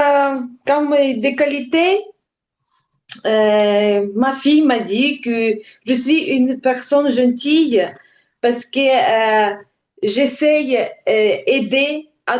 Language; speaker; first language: French; non-native, learner; Ukrainian